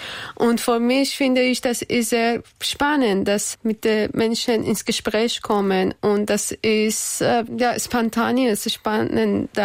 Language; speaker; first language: German; non-native, learner; Persian